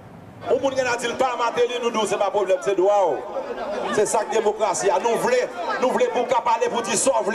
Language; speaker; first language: French; non-native, local second language; Haitian Creole